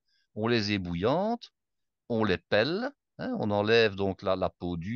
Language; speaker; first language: French; native; French